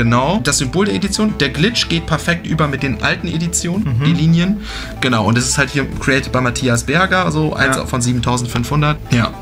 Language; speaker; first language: German; native; German